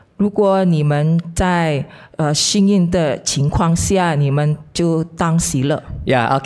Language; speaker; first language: Chinese; non-native, fluent; Indonesian